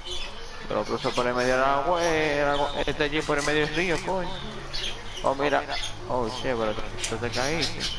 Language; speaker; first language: Spanish; native; Spanish